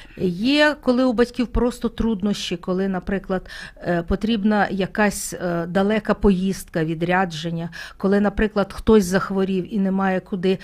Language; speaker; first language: Ukrainian; native; Ukrainian